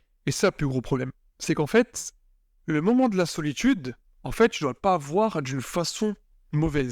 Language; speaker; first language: French; native; French